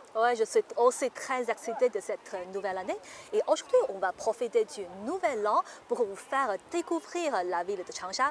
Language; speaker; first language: French; non-native, fluent; Chinese